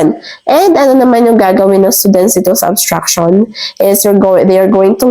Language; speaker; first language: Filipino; native; Filipino